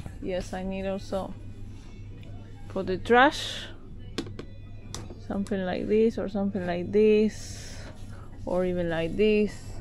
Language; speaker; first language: English; non-native, fluent; Spanish